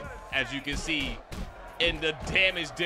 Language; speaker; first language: English; native; English